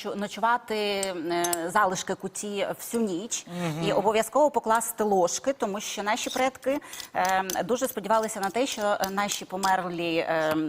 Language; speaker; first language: Ukrainian; native; Ukrainian